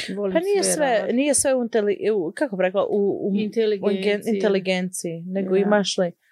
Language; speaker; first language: Croatian; early bilingual, heritage; Croatian